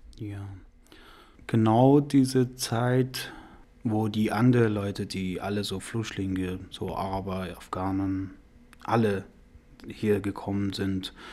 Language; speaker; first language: German; non-native, learner; Persian